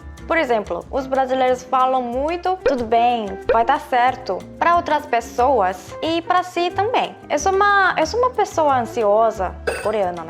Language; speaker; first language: Portuguese; non-native, fluent; Korean